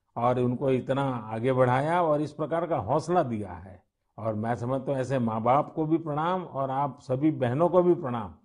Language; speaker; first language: Hindi; non-native, local second language; Gujarati